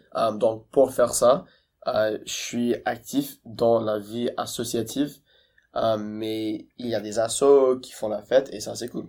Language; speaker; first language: French; non-native, fluent; English